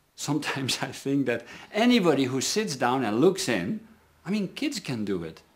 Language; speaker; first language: English; non-native, fluent; Dutch